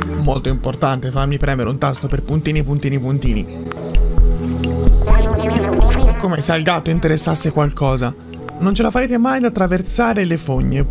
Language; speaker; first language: Italian; native; Italian